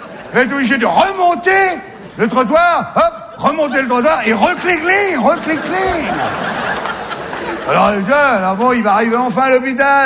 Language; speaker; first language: French; native; French